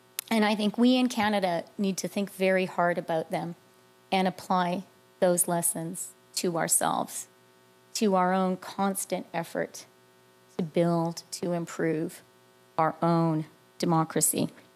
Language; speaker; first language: English; native; English